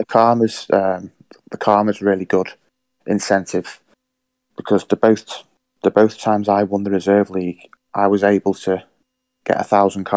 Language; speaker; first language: English; native; English